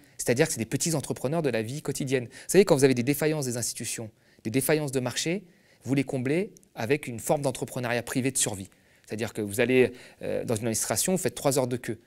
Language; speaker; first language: French; native; French